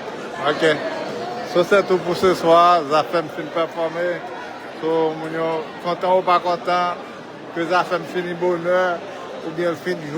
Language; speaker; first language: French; non-native, local second language; Haitian Creole